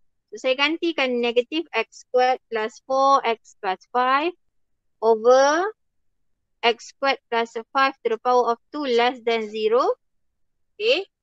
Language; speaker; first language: English; non-native, local second language; Malay